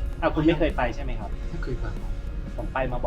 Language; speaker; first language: Thai; native; Thai